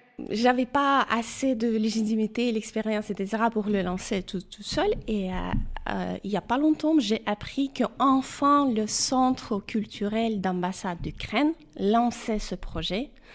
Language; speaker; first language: French; non-native, fluent; Ukrainian